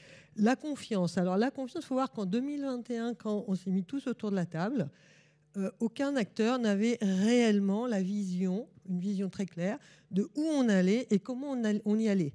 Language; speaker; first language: French; native; French